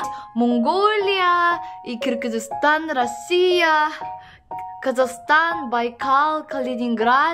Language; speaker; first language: Russian; non-native, fluent; Korean